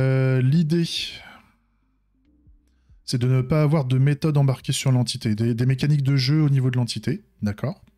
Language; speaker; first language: French; native; French